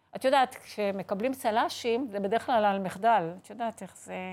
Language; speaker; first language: Hebrew; native; Hebrew